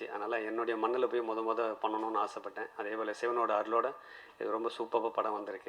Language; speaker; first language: Tamil; native; Tamil